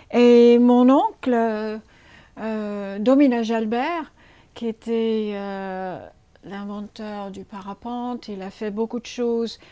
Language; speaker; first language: French; non-native, fluent; English